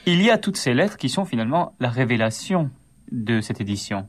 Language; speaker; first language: French; native; French